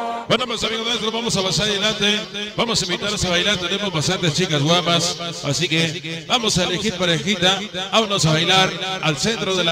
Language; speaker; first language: Spanish; native; Spanish